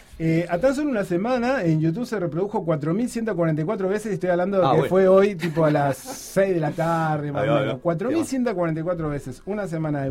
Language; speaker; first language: Spanish; native; Spanish